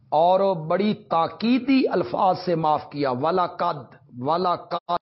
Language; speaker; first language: Urdu; non-native, local second language; Punjabi